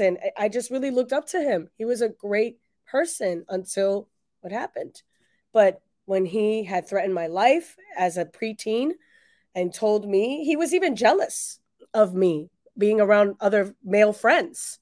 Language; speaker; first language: English; early bilingual, other home language; Spanish